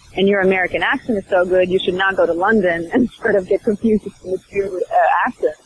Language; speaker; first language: English; early bilingual, other home language; Swedish